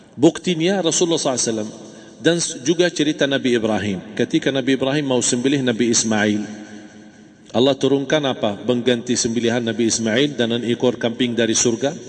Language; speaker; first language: Malay; non-native, fluent; Arabic